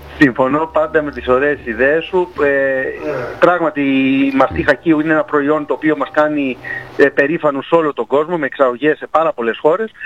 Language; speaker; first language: Greek; early bilingual, heritage; Greek